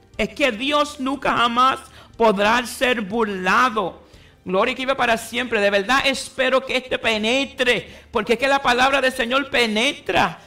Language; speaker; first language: Spanish; early bilingual, heritage; Spanish